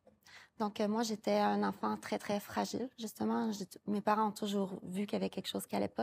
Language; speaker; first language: French; native; French